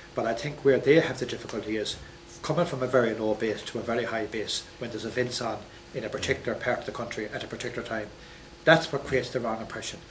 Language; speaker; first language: English; native; English